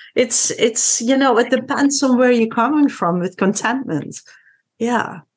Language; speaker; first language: English; non-native, fluent; Dutch